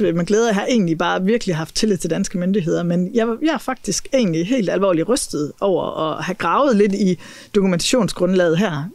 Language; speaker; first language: Danish; native; Danish